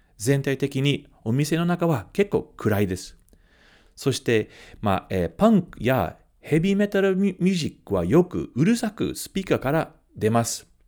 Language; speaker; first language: Japanese; early bilingual, heritage; Japanese